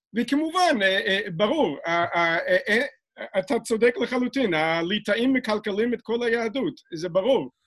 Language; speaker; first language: Hebrew; non-native, fluent; English